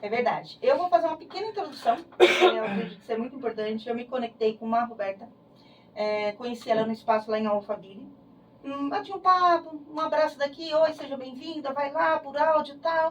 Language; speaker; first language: Portuguese; native; Portuguese